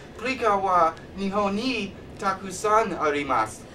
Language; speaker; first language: Japanese; non-native, learner; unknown